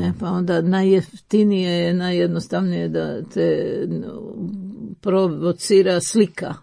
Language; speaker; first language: Croatian; native; Croatian